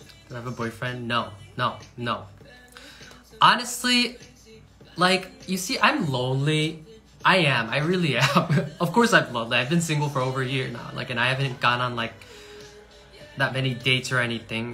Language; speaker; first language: English; early bilingual, other home language; Korean